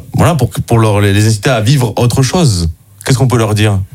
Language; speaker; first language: French; native; French